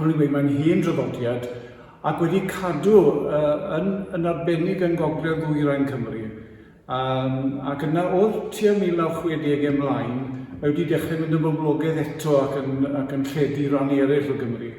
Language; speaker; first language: Welsh; native; Welsh